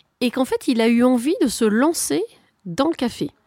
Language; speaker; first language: French; native; French